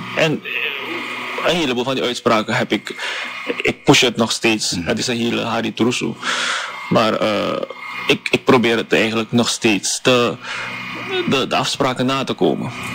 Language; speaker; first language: Dutch; non-native, fluent; Chinese